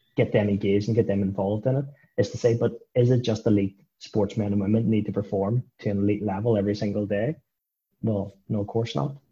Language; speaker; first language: English; native; English